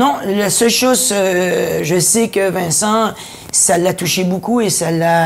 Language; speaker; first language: French; native; French